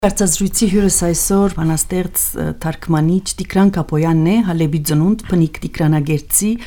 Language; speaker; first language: Armenian; early bilingual, heritage; Armenian